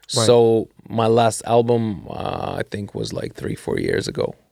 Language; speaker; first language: English; non-native, fluent; Russian